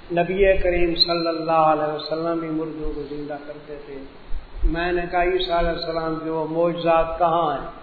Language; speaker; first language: Urdu; native; Urdu